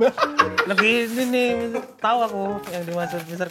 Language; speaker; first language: Indonesian; native; Indonesian